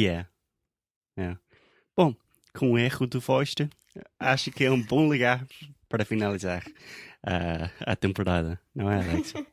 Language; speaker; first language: Portuguese; non-native, fluent; English